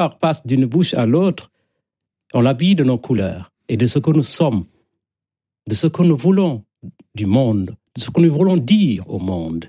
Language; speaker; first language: French; non-native, local second language; Wolof